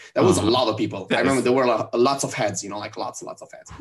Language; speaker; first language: English; non-native, fluent; Italian